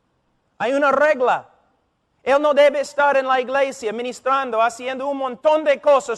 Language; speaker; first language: Spanish; non-native, fluent; English